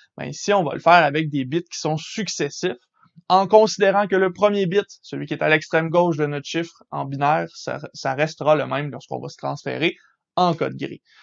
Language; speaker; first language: French; native; French